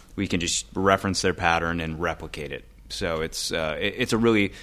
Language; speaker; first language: English; native; English